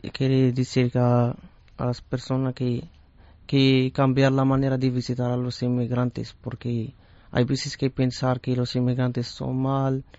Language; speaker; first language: Spanish; non-native, learner; Arabic